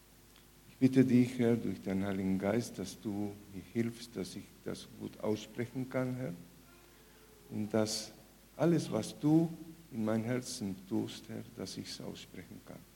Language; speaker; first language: German; non-native, fluent; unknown